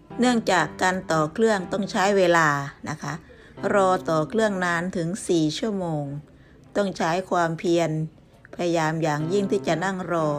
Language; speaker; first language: Thai; native; Thai